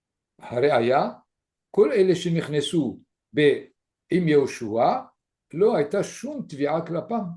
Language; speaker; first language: Hebrew; non-native, fluent; French